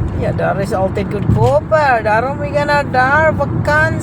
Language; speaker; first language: Dutch; non-native, learner; Filipino